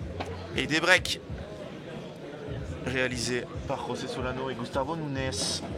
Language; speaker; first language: French; native; French